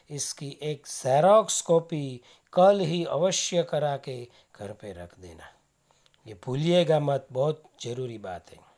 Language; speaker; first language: Hindi; non-native, local second language; Gujarati